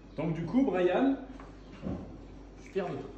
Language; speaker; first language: French; native; French